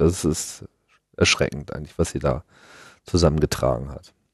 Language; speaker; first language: German; native; German